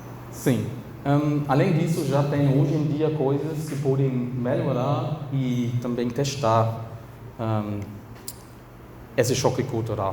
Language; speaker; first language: Portuguese; non-native, fluent; German